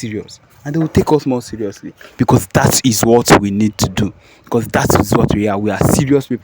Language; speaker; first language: English; native; English